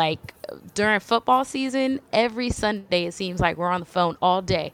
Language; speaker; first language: English; native; English